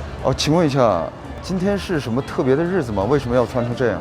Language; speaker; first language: Chinese; non-native, fluent; Korean